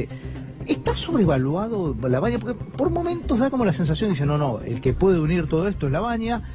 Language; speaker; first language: Spanish; native; Spanish